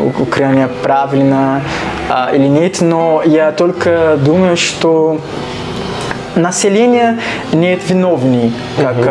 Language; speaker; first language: Russian; non-native, learner; Portuguese